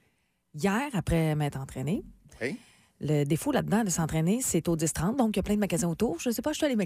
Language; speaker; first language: French; native; French